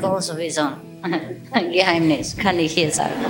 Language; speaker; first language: German; non-native, learner; Vietnamese